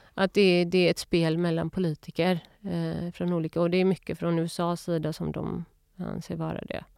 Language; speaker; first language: Swedish; early bilingual, other home language; Persian